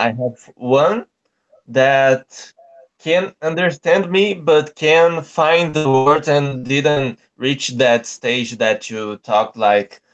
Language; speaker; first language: English; non-native, learner; Portuguese